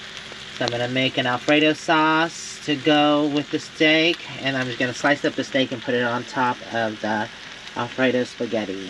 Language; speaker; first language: English; native; English